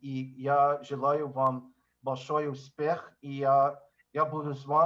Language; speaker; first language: Russian; non-native, learner; English